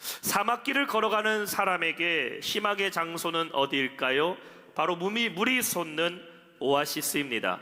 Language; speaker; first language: Korean; native; Korean